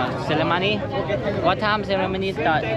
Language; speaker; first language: English; non-native, learner; Lao